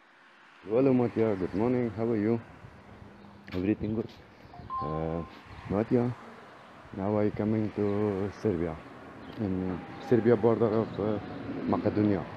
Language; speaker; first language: English; non-native, learner; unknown